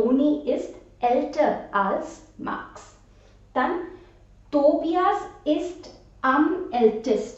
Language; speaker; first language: German; non-native, fluent; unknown